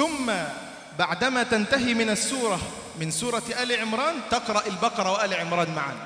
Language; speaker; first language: Arabic; native; Arabic